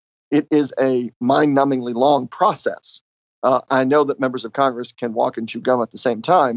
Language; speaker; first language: English; native; English